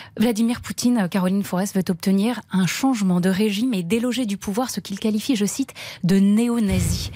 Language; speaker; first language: French; native; French